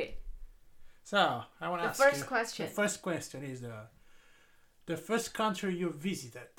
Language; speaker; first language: English; non-native, learner; Italian